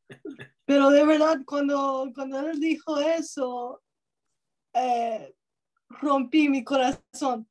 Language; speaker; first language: Spanish; non-native, learner; English